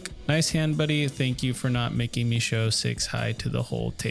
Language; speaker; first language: English; native; English